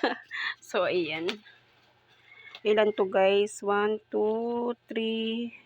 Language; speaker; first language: Filipino; native; Filipino